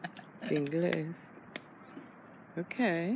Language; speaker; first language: Spanish; non-native, fluent; English